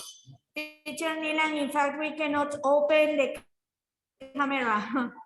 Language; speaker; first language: English; non-native, fluent; Spanish